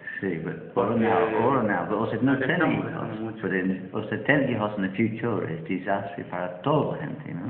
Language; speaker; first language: Spanish; non-native, learner; English